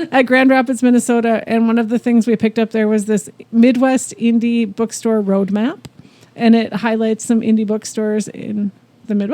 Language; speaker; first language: English; native; English